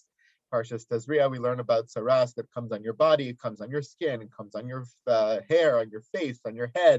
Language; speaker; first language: English; native; English